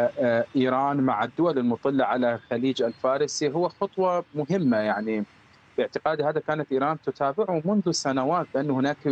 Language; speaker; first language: Arabic; non-native, fluent; Persian